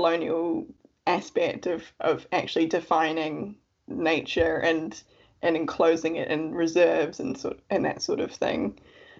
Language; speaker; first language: English; native; English